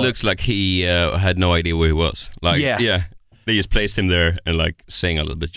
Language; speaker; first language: English; non-native, fluent; Swedish